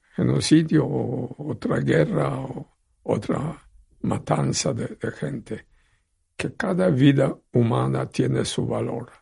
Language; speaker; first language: Spanish; non-native, fluent; Polish